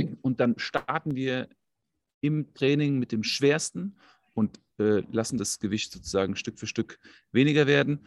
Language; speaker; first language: German; native; German